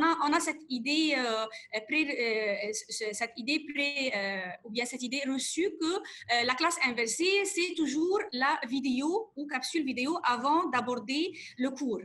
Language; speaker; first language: French; non-native, fluent; Arabic